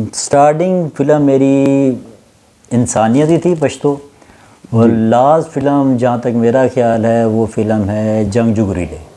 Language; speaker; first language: Urdu; native; Urdu